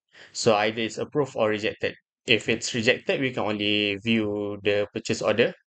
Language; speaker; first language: English; non-native, local second language; Malay